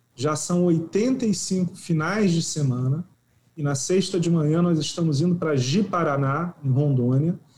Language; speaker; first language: Portuguese; native; Portuguese